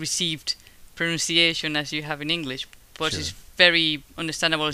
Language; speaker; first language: English; non-native, fluent; Spanish